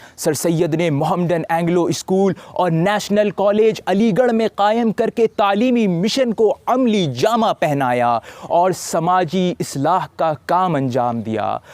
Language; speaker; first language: Urdu; native; Urdu